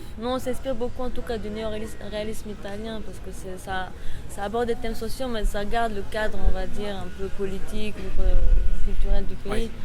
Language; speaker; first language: French; non-native, local second language; Arabic